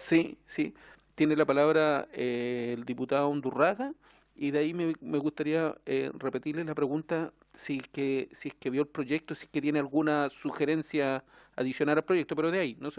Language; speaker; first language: Spanish; native; Spanish